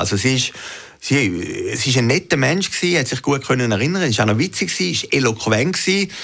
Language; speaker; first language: German; native; German